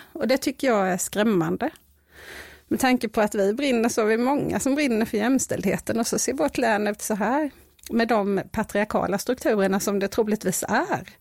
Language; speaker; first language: Swedish; native; Swedish